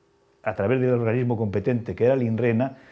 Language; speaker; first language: Spanish; native; Spanish